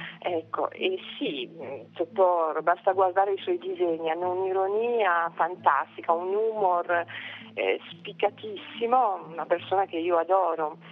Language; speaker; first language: Italian; non-native, fluent; French